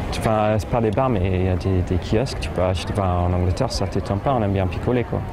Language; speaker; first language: French; non-native, fluent; English